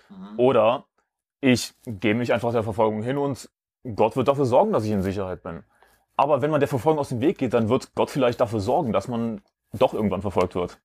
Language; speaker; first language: German; native; German